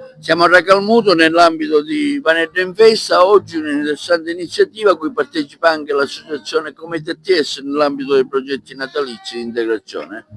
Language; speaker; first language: Italian; native; Italian